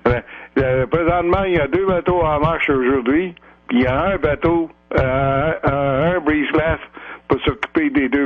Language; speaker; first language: French; native; French